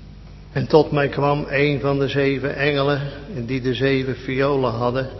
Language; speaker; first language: Dutch; native; Dutch